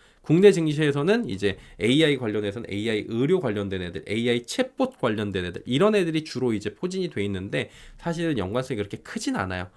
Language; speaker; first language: Korean; native; Korean